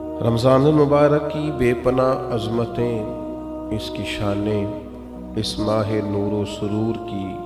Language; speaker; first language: Urdu; native; Urdu